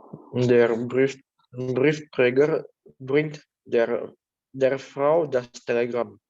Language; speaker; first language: German; non-native, learner; Indonesian